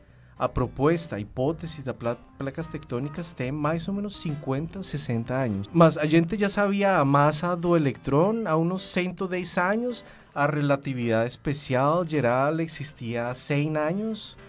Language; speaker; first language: Portuguese; non-native, fluent; Spanish